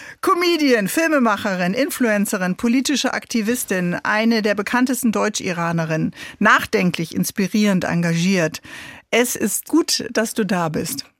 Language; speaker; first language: German; native; German